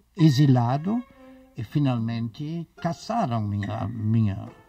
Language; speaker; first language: Portuguese; non-native, fluent; German